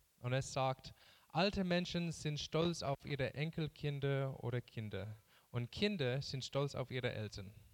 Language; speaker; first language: German; non-native, fluent; English